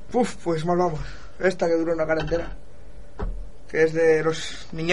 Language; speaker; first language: Spanish; native; Spanish